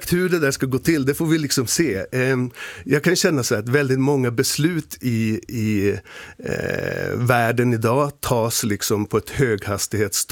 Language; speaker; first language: Swedish; native; Swedish